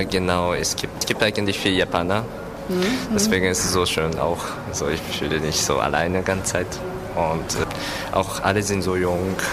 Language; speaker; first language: German; non-native, learner; Japanese